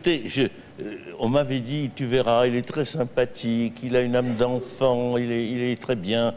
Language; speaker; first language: French; native; French